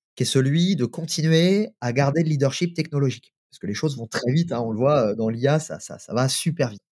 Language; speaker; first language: French; native; French